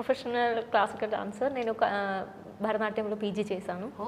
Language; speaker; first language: Telugu; non-native, learner; Malayalam